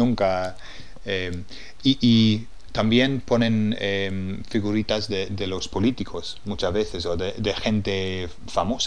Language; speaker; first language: Spanish; non-native, fluent; English